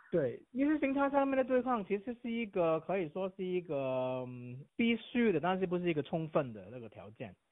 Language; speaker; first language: Chinese; non-native, fluent; Cantonese